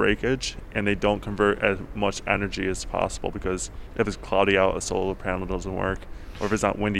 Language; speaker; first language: English; early bilingual, other home language; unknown